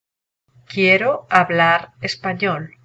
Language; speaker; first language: Spanish; non-native, learner; English